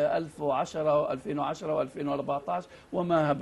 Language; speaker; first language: Arabic; native; Arabic